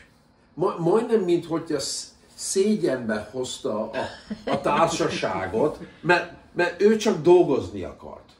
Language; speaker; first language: Hungarian; early bilingual, heritage; Hungarian